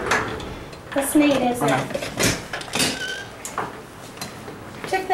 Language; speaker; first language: English; native; English